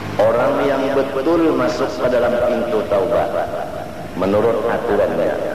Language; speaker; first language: Malay; non-native, local second language; Banjar